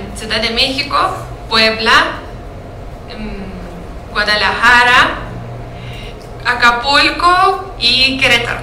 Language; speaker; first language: Spanish; non-native, fluent; Lithuanian